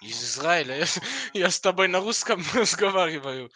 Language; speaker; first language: Russian; early bilingual, heritage; Hebrew